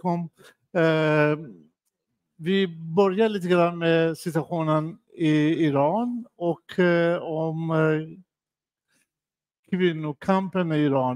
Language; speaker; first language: Swedish; non-native, fluent; Persian